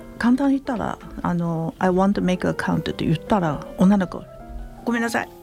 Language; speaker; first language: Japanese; non-native, fluent; Chinese